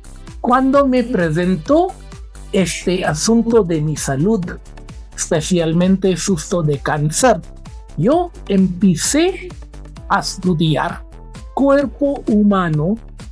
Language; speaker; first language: Spanish; non-native, fluent; Hindi